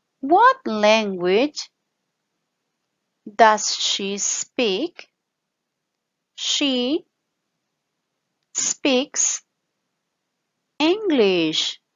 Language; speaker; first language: English; non-native, fluent; Spanish